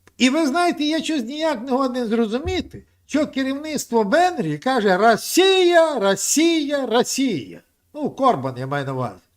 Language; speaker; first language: Ukrainian; native; Ukrainian